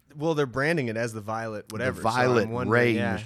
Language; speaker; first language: English; native; English